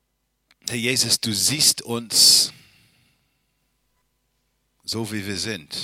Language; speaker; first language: German; non-native, fluent; English